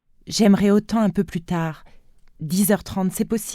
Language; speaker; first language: French; native; French